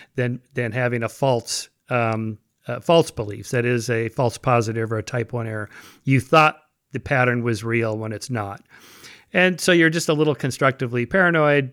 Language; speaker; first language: English; native; English